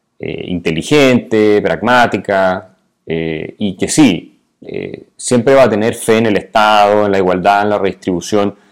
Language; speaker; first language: Spanish; native; Spanish